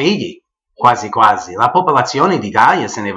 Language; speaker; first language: Italian; early bilingual, heritage; English